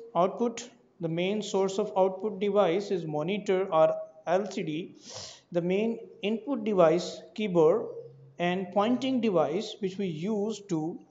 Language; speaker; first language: English; non-native, local second language; Urdu